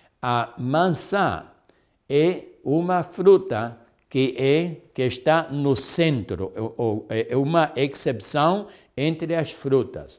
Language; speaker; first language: Portuguese; non-native, fluent; German